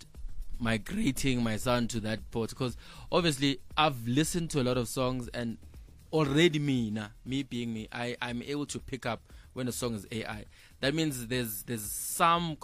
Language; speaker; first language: English; non-native, local second language; Zulu